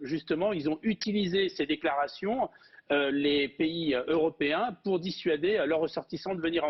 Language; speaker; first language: French; native; French